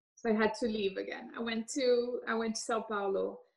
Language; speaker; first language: English; early bilingual, other home language; French